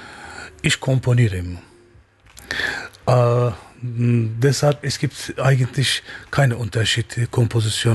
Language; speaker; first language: German; non-native, learner; Turkish